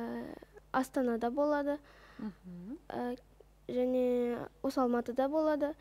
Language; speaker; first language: Kazakh; non-native, local second language; Russian